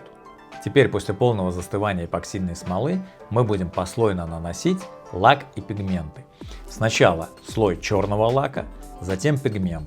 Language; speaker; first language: Russian; native; Russian